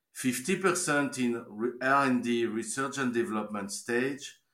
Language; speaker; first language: English; non-native, fluent; French